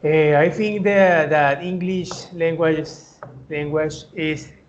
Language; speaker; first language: English; non-native, learner; Spanish